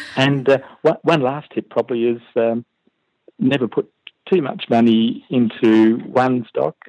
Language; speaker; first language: English; native; English